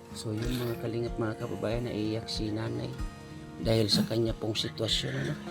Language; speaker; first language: Filipino; non-native, local second language; Bikol